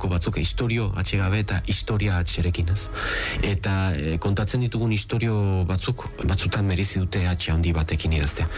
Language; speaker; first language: Basque; native; Basque